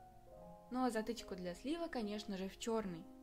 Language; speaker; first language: Russian; native; Russian